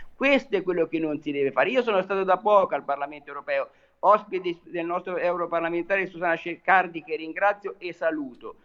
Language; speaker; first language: Italian; native; Italian